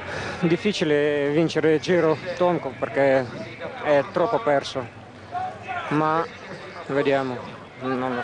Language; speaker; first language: Italian; non-native, learner; Russian